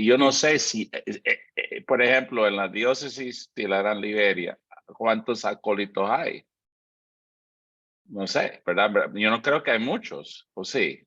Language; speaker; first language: Spanish; non-native, fluent; English